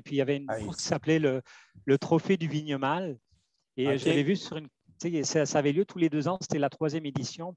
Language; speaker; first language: French; native; French